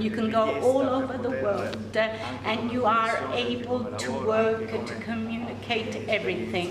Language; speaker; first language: English; non-native, fluent; Italian